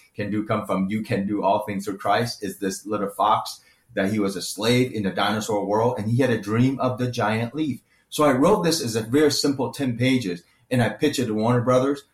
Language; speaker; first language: English; early bilingual, other home language; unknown